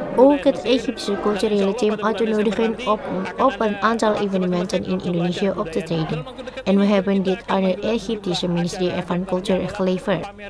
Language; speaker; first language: Dutch; non-native, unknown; Indonesian